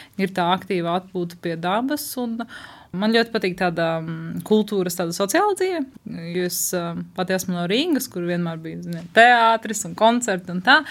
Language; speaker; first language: Latvian; native; Latvian